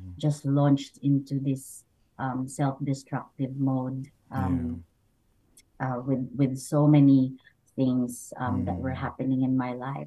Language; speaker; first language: English; non-native, local second language; Bikol